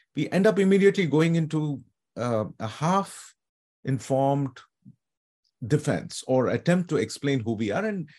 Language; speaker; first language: English; non-native, local second language; Telugu